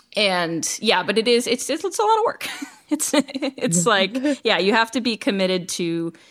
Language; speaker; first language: English; native; English